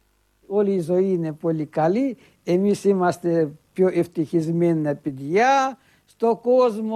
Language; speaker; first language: Greek; early bilingual, heritage; Greek